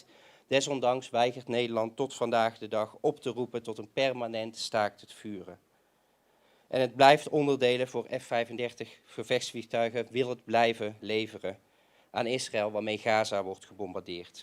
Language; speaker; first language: Dutch; native; Dutch